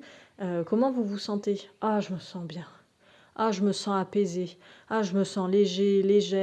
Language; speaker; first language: French; native; French